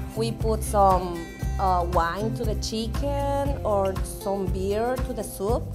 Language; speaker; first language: English; non-native, learner; Spanish